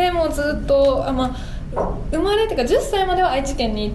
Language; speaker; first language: Japanese; native; Japanese